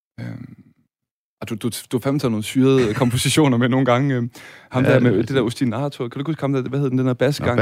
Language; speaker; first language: Danish; native; Danish